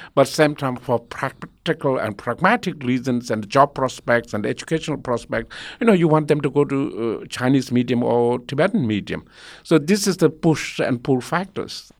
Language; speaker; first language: English; non-native, local second language; Tibetan